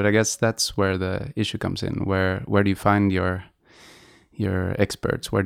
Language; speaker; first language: English; non-native, fluent; Swedish